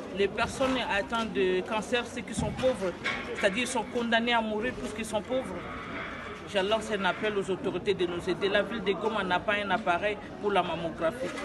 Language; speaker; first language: French; non-native, local second language; Swahili